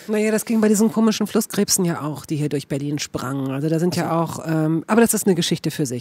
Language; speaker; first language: German; native; German